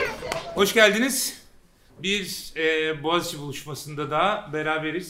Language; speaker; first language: Turkish; native; Turkish